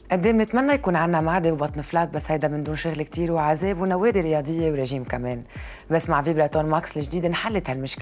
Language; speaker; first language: Arabic; native; Arabic